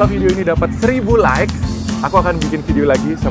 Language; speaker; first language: Indonesian; non-native, fluent; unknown